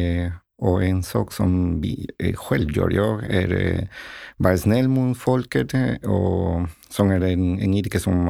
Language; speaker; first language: Swedish; non-native, learner; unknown